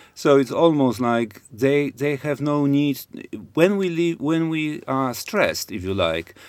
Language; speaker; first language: English; non-native, fluent; Polish